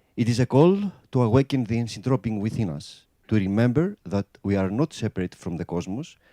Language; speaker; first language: English; non-native, fluent; Greek